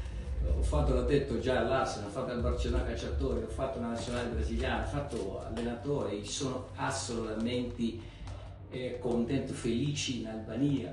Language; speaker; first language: Italian; non-native, fluent; Portuguese